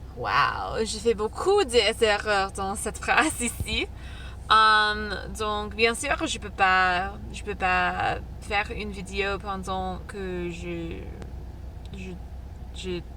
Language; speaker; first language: French; non-native, learner; English